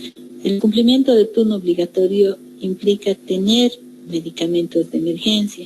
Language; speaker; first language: Spanish; native; Spanish